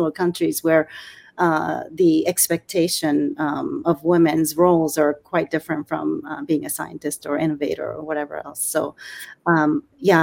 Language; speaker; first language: English; non-native, fluent; Japanese